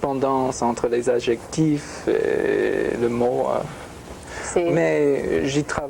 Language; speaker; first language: French; non-native, fluent; English